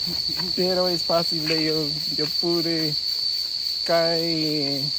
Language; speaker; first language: Spanish; non-native, learner; English